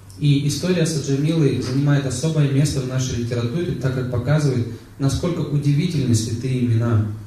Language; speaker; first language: Russian; native; Russian